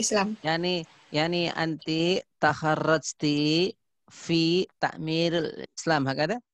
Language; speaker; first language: Arabic; non-native, fluent; Indonesian